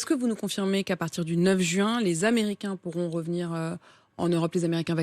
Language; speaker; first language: French; native; French